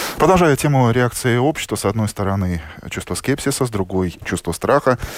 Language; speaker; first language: Russian; native; Russian